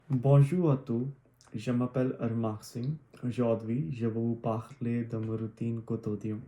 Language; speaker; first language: French; non-native, learner; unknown